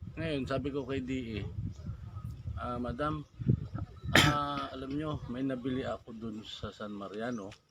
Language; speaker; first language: Filipino; native; Filipino